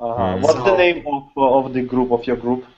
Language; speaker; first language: English; non-native, learner; Russian